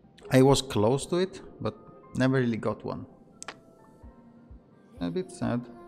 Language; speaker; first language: English; non-native, fluent; Italian